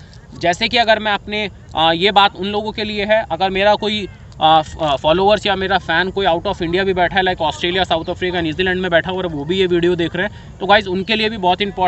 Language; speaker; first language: Hindi; native; Hindi